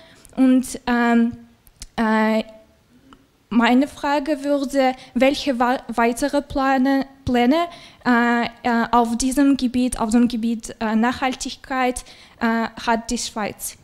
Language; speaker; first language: German; non-native, learner; Russian